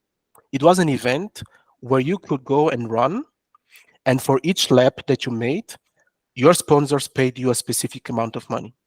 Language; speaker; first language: English; non-native, fluent; French